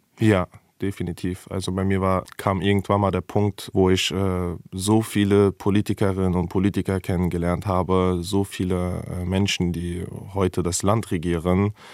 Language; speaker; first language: German; early bilingual, other home language; Persian